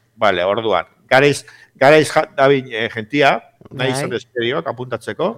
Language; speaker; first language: Basque; native; Basque